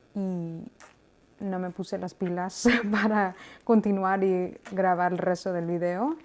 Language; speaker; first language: Spanish; early bilingual, heritage; Spanish